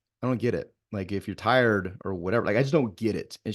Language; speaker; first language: English; native; English